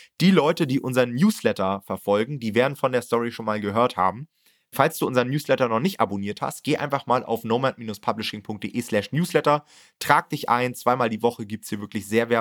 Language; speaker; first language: German; native; German